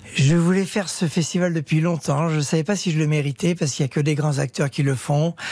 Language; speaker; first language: French; native; French